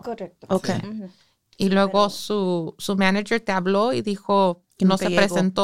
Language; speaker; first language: Spanish; early bilingual, heritage; English